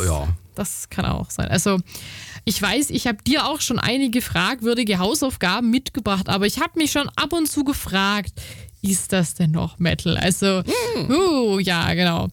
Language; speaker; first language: German; native; German